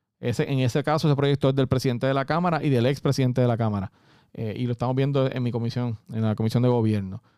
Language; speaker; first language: Spanish; native; Spanish